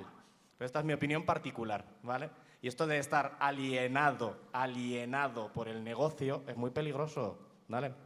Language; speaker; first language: Spanish; native; Spanish